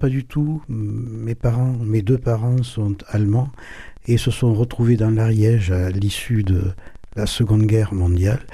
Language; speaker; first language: French; native; French